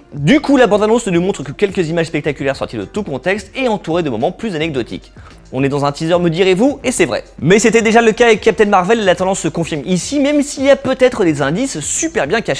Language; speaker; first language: French; native; French